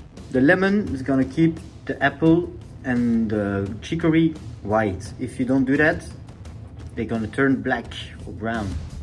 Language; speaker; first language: English; non-native, fluent; French